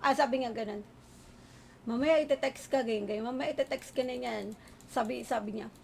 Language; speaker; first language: Filipino; native; Filipino